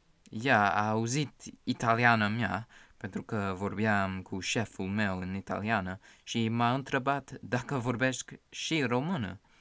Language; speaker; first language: Romanian; non-native, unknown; English